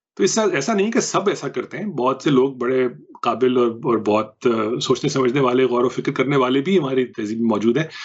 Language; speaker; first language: Urdu; native; Urdu